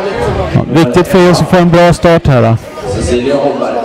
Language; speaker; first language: Swedish; native; Swedish